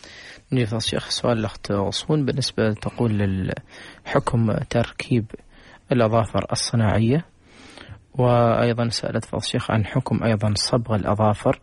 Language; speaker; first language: Arabic; native; Arabic